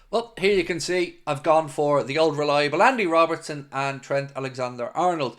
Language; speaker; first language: English; native; English